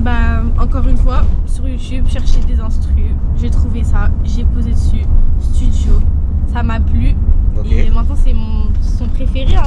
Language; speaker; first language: French; native; French